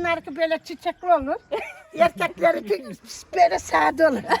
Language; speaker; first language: Turkish; native; Turkish